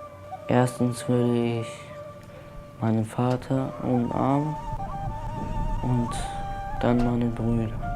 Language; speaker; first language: German; early bilingual, other home language; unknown